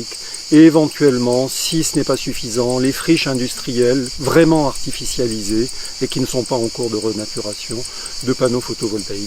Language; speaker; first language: French; native; French